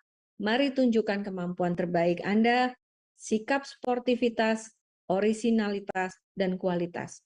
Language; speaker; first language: Indonesian; native; Indonesian